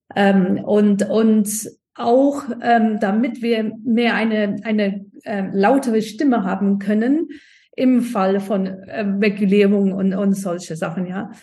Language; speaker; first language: German; non-native, fluent; English